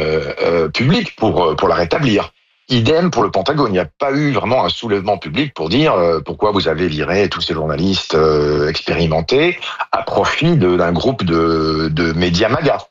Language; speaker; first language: French; native; French